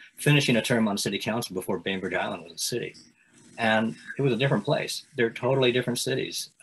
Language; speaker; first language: English; native; English